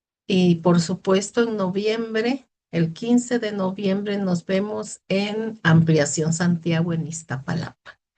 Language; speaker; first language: Spanish; native; Spanish